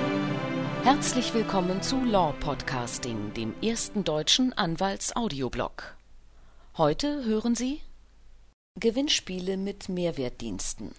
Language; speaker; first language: German; native; German